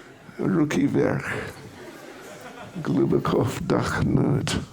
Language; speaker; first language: Russian; non-native, learner; English